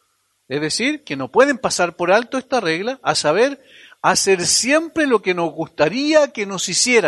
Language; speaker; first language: Spanish; native; Spanish